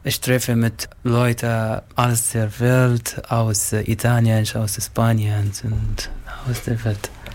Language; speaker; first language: German; non-native, learner; Arabic